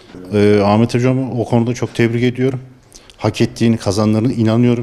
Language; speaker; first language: Turkish; native; Turkish